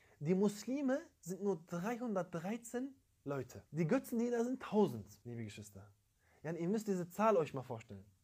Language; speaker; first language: German; early bilingual, other home language; Turkish